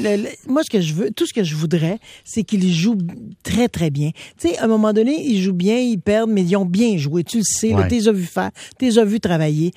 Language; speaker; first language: French; native; French